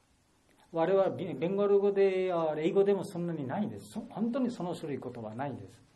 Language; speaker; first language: Japanese; non-native, learner; Bangla